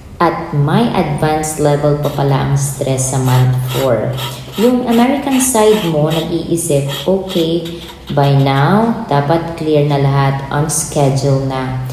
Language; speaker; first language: Filipino; native; Filipino